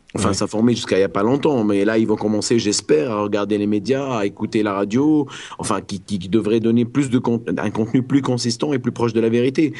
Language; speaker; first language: French; non-native, local second language; Arabic